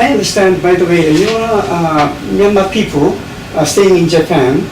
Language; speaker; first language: English; non-native, learner; Japanese